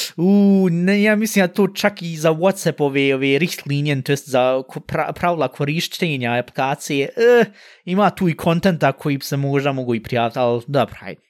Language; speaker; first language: Bosnian; early bilingual, heritage; Bosnian